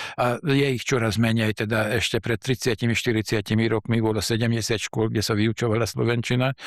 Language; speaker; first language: Slovak; early bilingual, heritage; Slovak